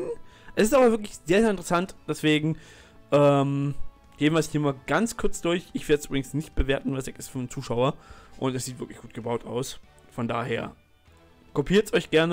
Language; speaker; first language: German; native; German